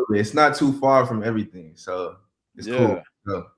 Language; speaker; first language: English; native; English